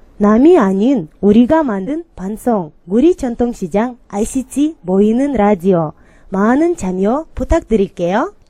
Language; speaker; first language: Korean; non-native, learner; Kyrgyz